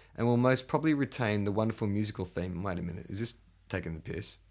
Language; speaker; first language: English; native; English